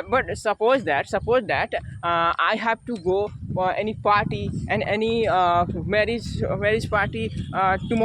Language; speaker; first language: English; non-native, learner; Hindi